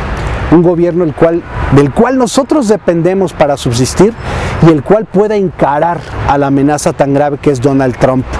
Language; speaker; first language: Spanish; native; Spanish